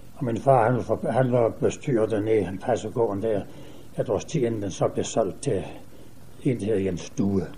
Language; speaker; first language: Danish; native; Danish